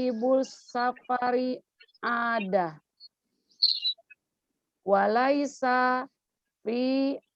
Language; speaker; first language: Arabic; non-native, learner; Indonesian